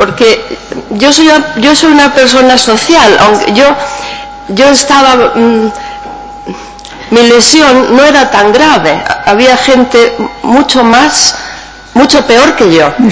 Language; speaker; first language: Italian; non-native, learner; Spanish